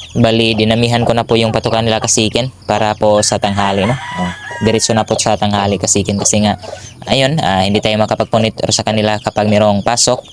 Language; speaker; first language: Filipino; non-native, local second language; Cebuano